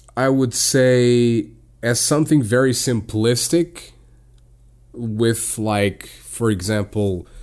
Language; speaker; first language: English; non-native, fluent; Portuguese